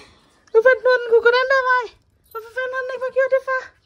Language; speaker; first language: Danish; native; Danish